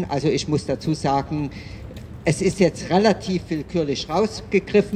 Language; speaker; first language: German; native; German